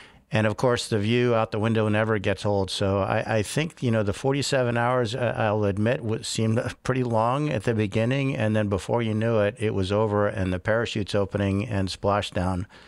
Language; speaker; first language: English; early bilingual, other home language; Spanish